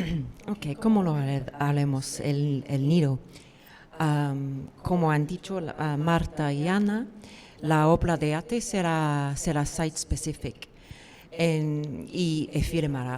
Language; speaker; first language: Spanish; non-native, fluent; English